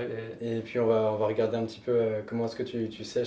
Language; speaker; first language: French; native; French